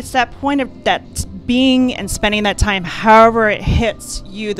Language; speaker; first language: English; native; English